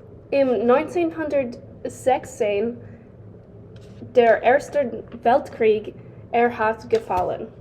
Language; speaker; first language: German; non-native, learner; English